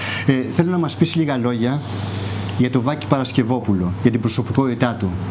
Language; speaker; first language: Greek; native; Greek